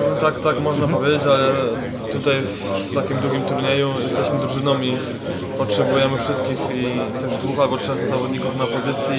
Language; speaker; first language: Polish; non-native, fluent; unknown